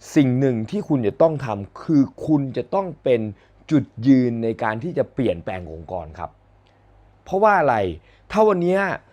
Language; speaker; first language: Thai; native; Thai